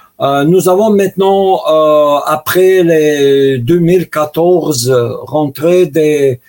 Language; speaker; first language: French; non-native, learner; Russian